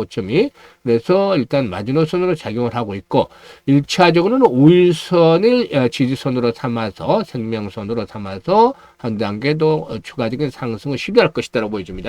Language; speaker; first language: Korean; native; Korean